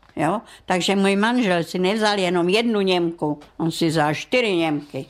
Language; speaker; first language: Czech; non-native, local second language; German